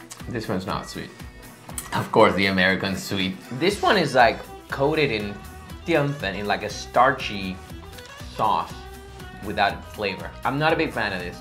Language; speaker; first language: English; native; English